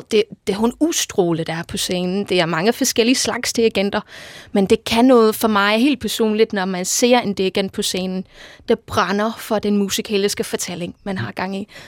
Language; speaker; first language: Danish; non-native, fluent; English